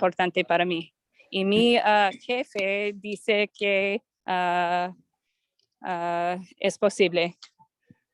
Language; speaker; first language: Spanish; non-native, learner; English